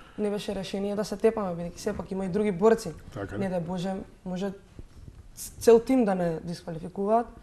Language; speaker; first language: Macedonian; native; Macedonian